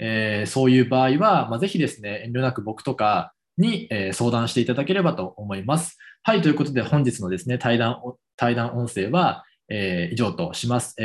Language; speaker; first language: Japanese; native; Japanese